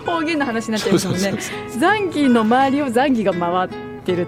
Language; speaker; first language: Japanese; native; Japanese